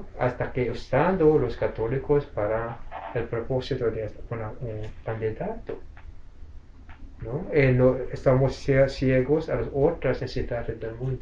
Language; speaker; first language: Spanish; non-native, fluent; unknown